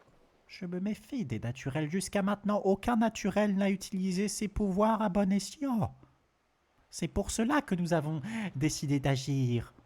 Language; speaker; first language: French; native; French